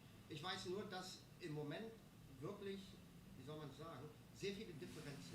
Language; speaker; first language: German; native; German